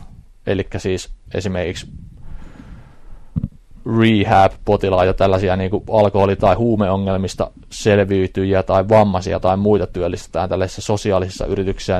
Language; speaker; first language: Finnish; native; Finnish